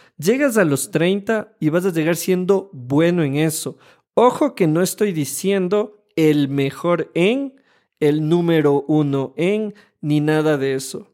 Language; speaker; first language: Spanish; native; Spanish